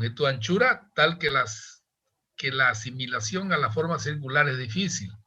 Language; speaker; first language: Spanish; native; Spanish